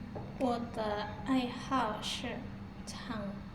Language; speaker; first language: Chinese; non-native, learner; Indonesian